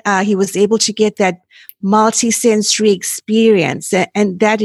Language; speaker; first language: English; native; English